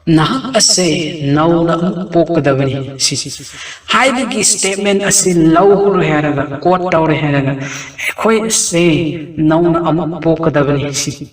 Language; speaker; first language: Manipuri; non-native, local second language; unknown